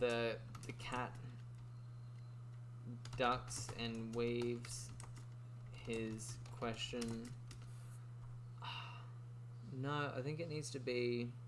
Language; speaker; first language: English; native; English